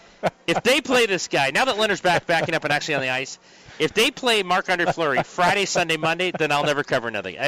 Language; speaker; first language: English; native; English